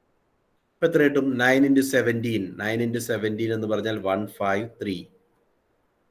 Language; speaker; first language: Malayalam; native; Malayalam